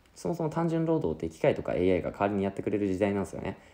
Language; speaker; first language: Japanese; native; Japanese